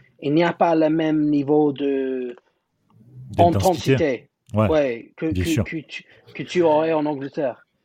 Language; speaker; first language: French; non-native, learner; English